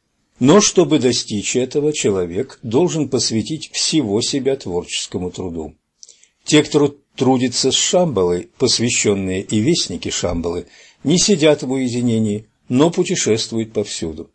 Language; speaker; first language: Russian; native; Russian